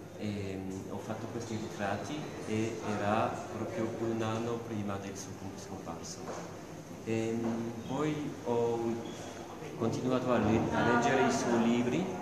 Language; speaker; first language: Italian; non-native, fluent; French